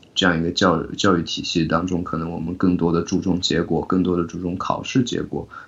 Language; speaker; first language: Chinese; non-native, fluent; Slovak